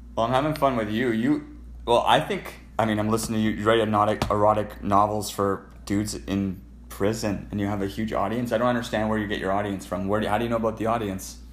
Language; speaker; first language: English; native; English